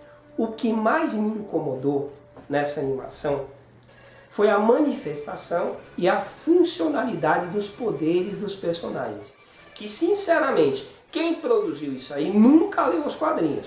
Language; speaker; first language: Portuguese; native; Portuguese